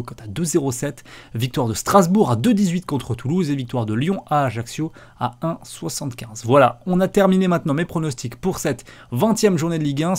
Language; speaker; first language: French; native; French